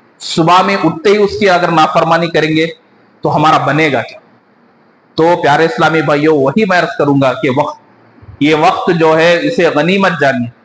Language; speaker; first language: Urdu; native; Urdu